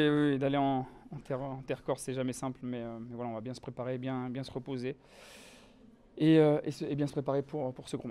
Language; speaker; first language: French; native; French